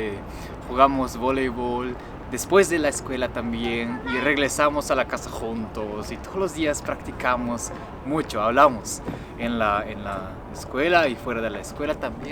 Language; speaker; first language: Spanish; non-native, fluent; Japanese